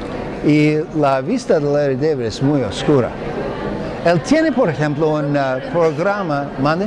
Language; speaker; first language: Spanish; non-native, fluent; English